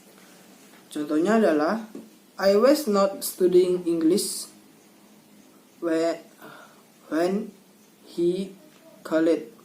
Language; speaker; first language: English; non-native, learner; Indonesian